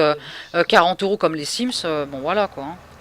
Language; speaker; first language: French; native; French